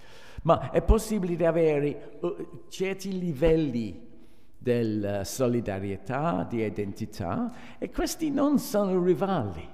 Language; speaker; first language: Italian; non-native, fluent; English